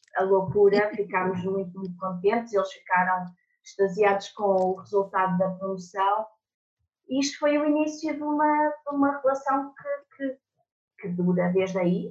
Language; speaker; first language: Portuguese; native; Portuguese